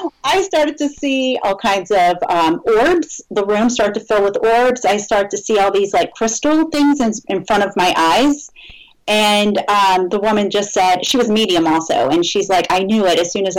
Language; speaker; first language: English; native; English